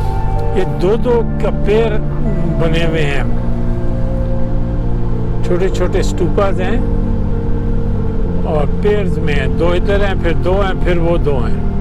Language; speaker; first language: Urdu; non-native, local second language; Punjabi